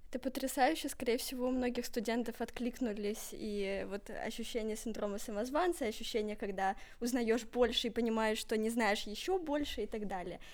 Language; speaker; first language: Russian; native; Russian